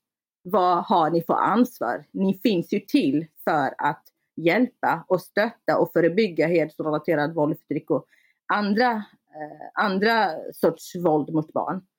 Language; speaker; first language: Swedish; non-native, fluent; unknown